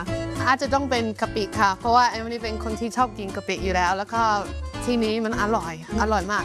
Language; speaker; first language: Thai; non-native, fluent; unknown